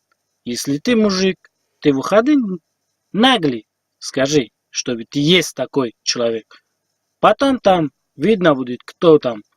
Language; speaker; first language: Russian; non-native, learner; Tajik